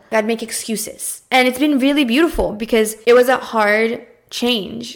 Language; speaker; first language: English; early bilingual, other home language; Portuguese